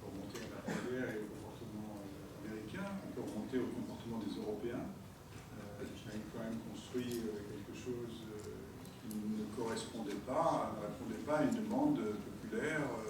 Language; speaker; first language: French; native; French